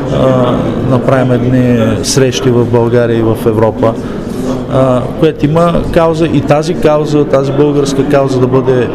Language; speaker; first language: Bulgarian; native; Bulgarian